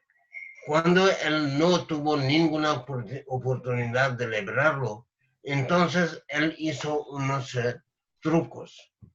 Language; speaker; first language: Spanish; non-native, learner; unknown